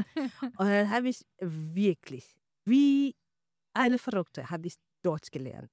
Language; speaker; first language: German; non-native, fluent; Swahili